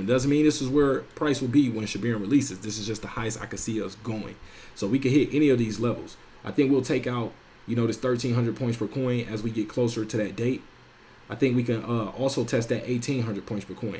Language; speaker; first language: English; native; English